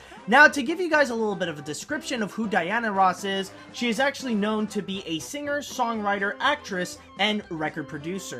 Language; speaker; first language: English; native; English